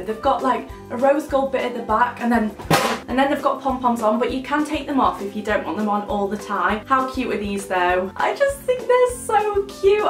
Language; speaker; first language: English; native; English